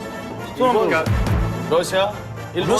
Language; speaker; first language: Korean; native; Korean